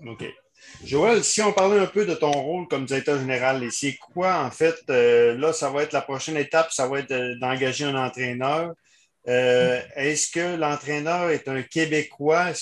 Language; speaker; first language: French; native; French